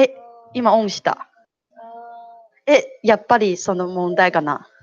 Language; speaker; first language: Japanese; non-native, fluent; Chinese